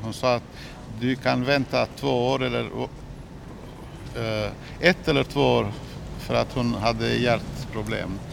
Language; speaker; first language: Swedish; non-native, fluent; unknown